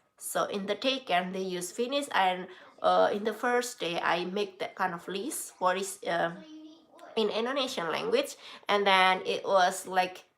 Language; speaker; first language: English; non-native, learner; Indonesian